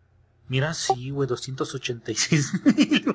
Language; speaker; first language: Spanish; native; Spanish